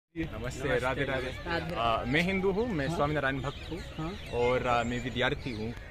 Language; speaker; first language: Hindi; non-native, learner; English